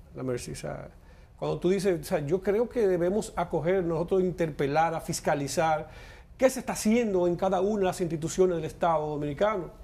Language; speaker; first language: Spanish; native; Spanish